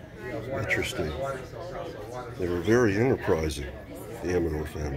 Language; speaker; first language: English; native; English